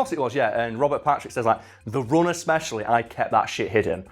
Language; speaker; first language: English; native; English